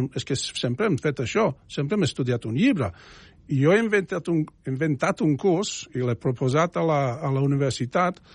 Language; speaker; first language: Catalan; non-native, fluent; English